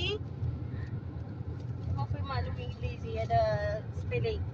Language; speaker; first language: Arabic; non-native, learner; Filipino